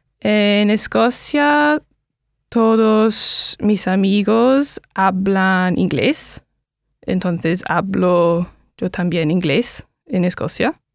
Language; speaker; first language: Spanish; non-native, learner; English